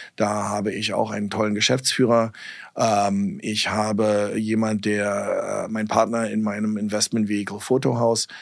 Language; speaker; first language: German; early bilingual, heritage; German